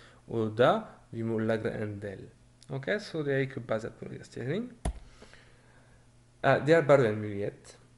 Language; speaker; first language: Norwegian; non-native, learner; French